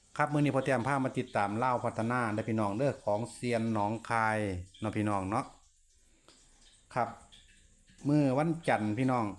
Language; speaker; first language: Thai; non-native, local second language; Northeastern Thai